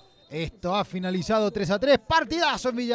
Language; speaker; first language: Spanish; native; Spanish